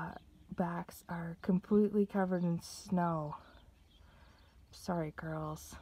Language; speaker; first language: English; native; English